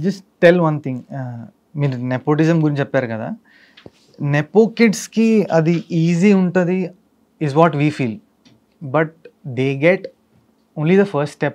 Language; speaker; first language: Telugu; non-native, fluent; Malayalam